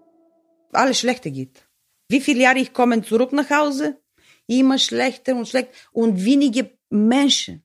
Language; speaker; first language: German; non-native, learner; Bulgarian